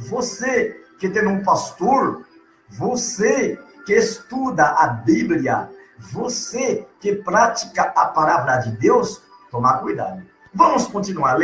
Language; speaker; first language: Portuguese; non-native, learner; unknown